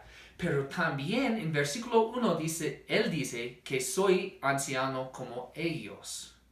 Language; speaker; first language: Spanish; non-native, fluent; English